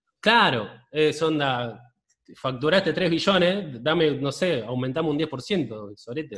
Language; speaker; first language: Spanish; native; Spanish